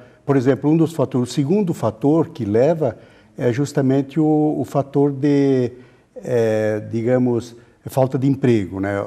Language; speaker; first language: Portuguese; native; Portuguese